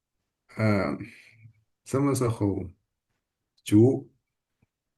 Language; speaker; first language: Chinese; non-native, learner; Indonesian